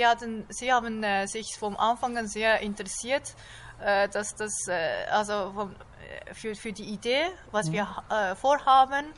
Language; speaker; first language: German; non-native, fluent; Japanese